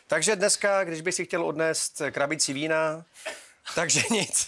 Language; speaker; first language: Czech; native; Czech